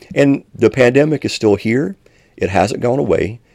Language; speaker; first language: English; native; English